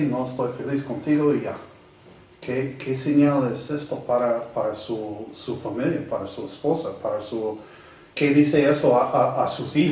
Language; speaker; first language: Spanish; non-native, fluent; English